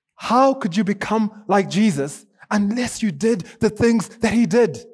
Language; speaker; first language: English; non-native, local second language; Shona